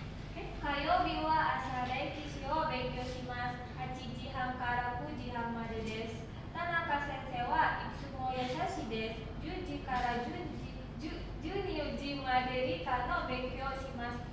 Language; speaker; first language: Japanese; non-native, learner; Indonesian